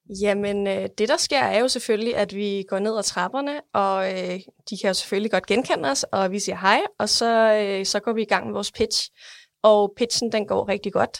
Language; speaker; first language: Danish; native; Danish